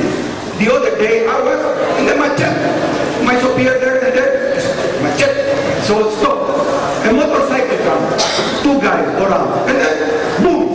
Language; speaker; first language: English; non-native, fluent; Spanish